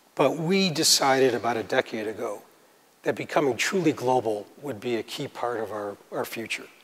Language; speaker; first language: English; native; English